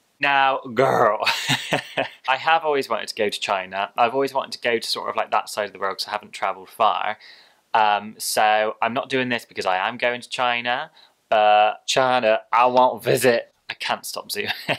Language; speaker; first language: English; native; English